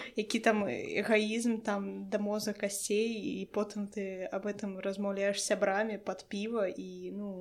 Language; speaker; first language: Belarusian; non-native, local second language; Russian